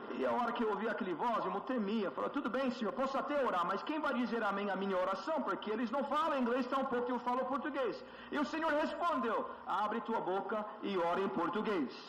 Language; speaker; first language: Portuguese; non-native, fluent; English